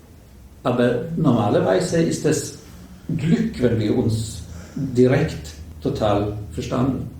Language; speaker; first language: German; non-native, learner; Swedish